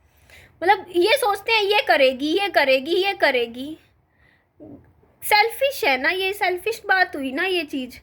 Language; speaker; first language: Hindi; native; Hindi